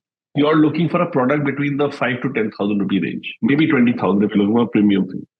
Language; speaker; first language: English; non-native, local second language; Hindi